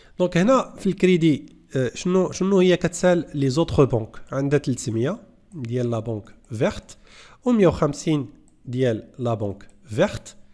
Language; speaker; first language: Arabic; native; Arabic